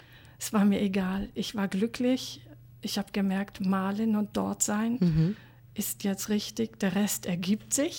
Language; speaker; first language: German; native; German